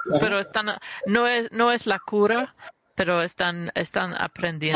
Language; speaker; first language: Spanish; early bilingual, heritage; Spanish